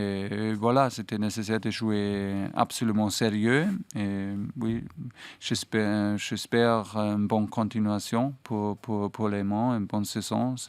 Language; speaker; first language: French; non-native, fluent; German